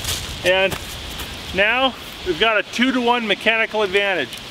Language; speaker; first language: English; native; English